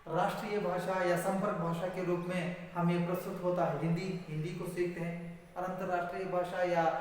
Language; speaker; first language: Hindi; non-native, local second language; Kannada